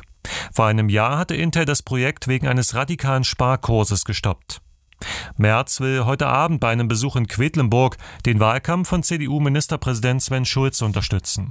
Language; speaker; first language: German; native; German